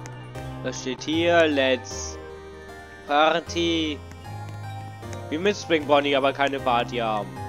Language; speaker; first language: German; native; German